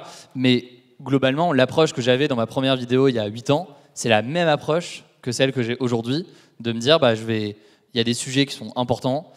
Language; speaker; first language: French; native; French